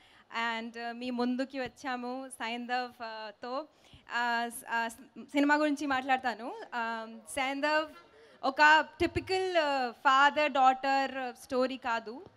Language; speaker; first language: Telugu; non-native, learner; Hindi